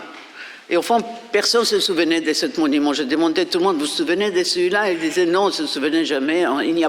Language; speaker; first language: French; non-native, fluent; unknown